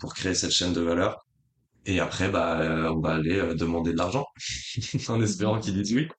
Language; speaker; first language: French; native; French